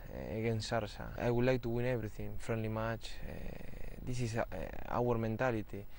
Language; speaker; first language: English; non-native, fluent; Spanish